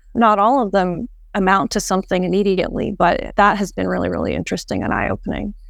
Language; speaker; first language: English; native; English